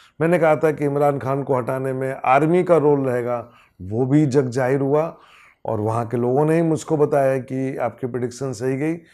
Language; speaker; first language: Hindi; native; Hindi